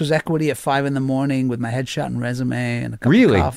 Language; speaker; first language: English; native; English